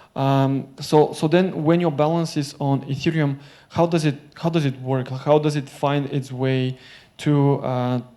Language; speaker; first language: English; non-native, fluent; Bulgarian